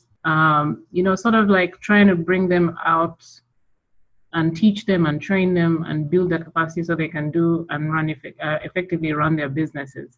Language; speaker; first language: English; non-native, local second language; Ganda